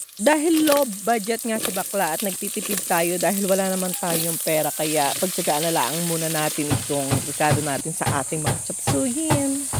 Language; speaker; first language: Filipino; native; Filipino